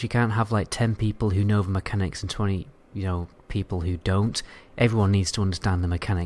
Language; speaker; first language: English; native; English